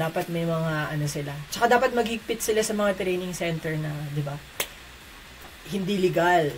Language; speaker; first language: Filipino; native; Filipino